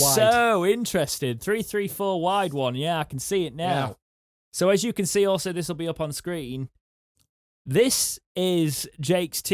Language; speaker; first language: English; native; English